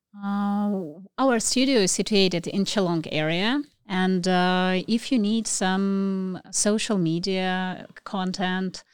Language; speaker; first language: English; non-native, learner; Russian